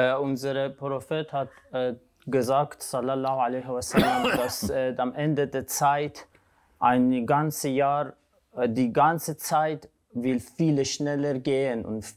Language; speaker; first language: German; non-native, fluent; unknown